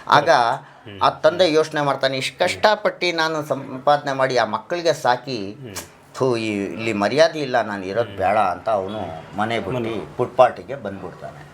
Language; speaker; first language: Kannada; non-native, local second language; Urdu